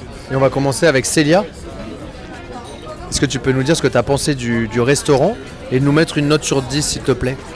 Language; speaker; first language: French; native; French